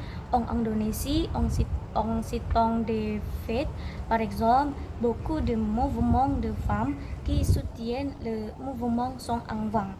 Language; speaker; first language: French; non-native, learner; Indonesian